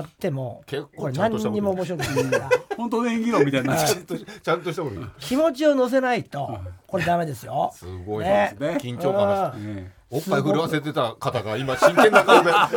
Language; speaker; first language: Japanese; native; Japanese